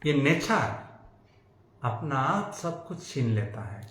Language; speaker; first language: Hindi; non-native, local second language; Bangla